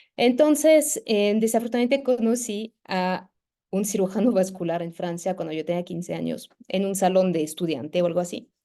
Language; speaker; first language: Spanish; non-native, fluent; French